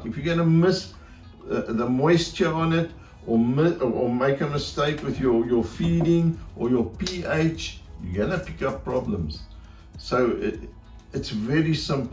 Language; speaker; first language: English; native; English